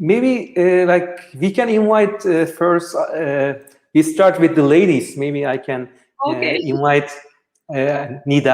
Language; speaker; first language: English; non-native, fluent; Turkish